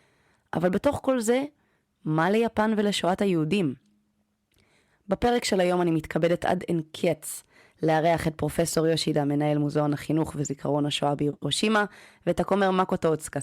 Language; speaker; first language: Hebrew; native; Hebrew